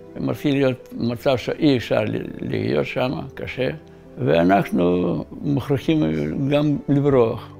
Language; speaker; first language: Hebrew; non-native, fluent; Russian